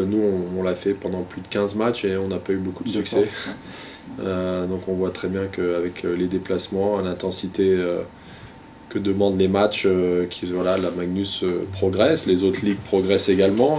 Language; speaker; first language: French; native; French